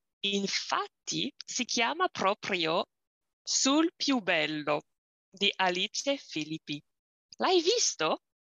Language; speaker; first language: Italian; non-native, learner; English